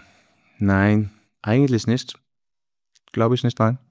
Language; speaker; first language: German; non-native, learner; Norwegian